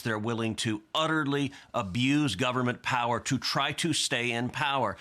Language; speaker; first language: English; native; English